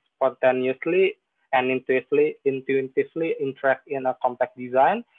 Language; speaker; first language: English; non-native, fluent; Indonesian